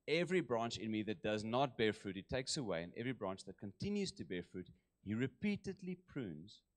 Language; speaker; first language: English; non-native, local second language; Afrikaans